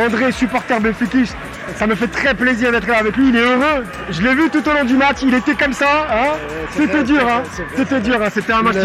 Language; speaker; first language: French; native; French